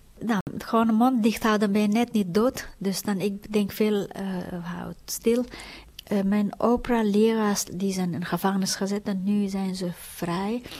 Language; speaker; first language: Dutch; non-native, fluent; Tibetan